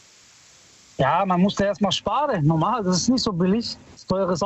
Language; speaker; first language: German; early bilingual, other home language; Italian